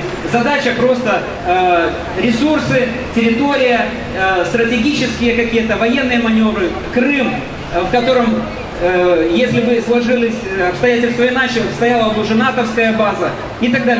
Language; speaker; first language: Russian; native; Russian